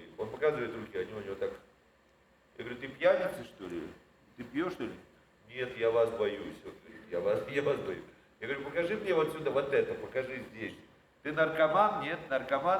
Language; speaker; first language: Russian; native; Russian